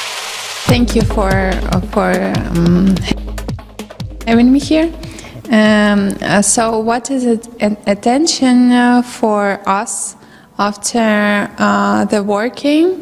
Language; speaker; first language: English; non-native, local second language; Ukrainian